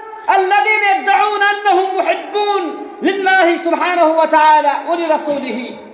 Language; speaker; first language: Arabic; non-native, fluent; Urdu